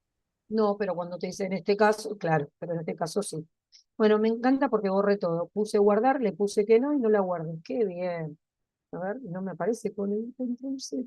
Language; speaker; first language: Spanish; native; Spanish